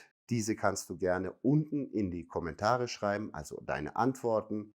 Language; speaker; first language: German; non-native, fluent; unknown